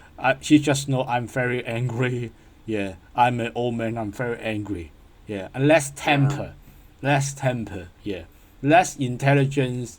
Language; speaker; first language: English; non-native, learner; Cantonese